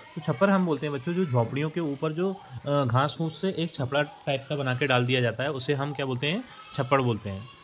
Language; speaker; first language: Hindi; native; Hindi